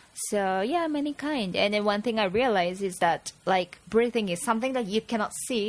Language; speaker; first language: English; non-native, fluent; Japanese